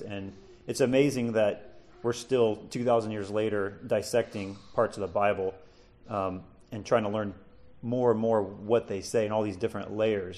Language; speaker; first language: English; native; English